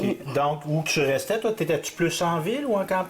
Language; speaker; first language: French; native; French